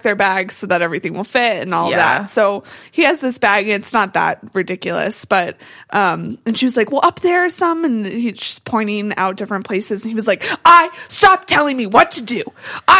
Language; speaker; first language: English; native; English